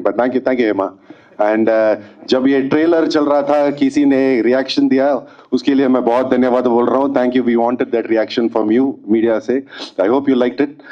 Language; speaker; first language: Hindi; non-native, fluent; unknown